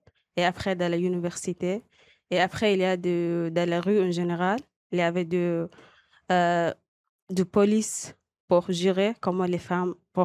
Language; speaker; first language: French; non-native, learner; Arabic